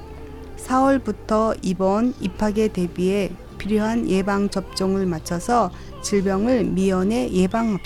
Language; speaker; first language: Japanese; non-native, fluent; Korean